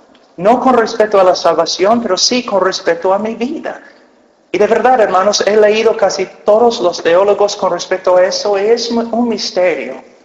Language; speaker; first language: Spanish; non-native, fluent; English